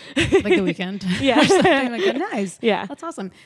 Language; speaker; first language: English; non-native, fluent; Spanish